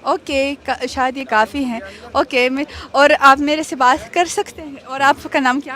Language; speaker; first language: Hindi; non-native, learner; Russian